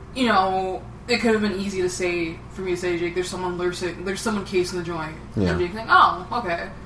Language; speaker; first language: English; native; English